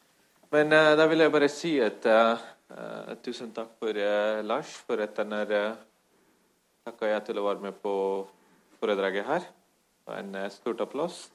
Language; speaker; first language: Norwegian; non-native, fluent; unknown